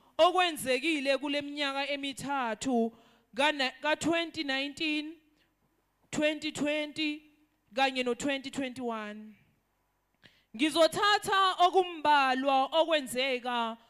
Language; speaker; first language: Zulu; native; Zulu